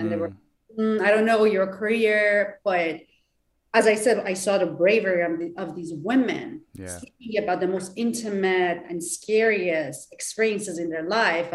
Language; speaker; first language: English; non-native, fluent; Persian